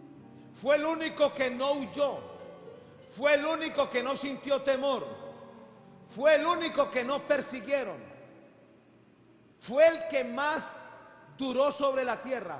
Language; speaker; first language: Spanish; native; Spanish